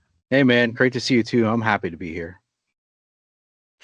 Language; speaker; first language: English; native; English